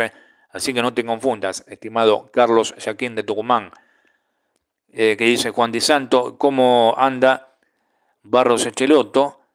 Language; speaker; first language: Spanish; native; Spanish